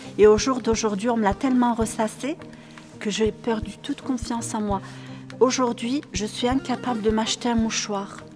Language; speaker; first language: French; non-native, local second language; Arabic